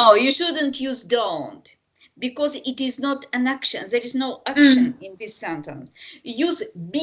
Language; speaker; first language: English; non-native, fluent; Russian